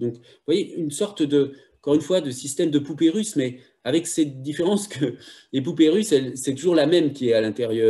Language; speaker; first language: French; native; French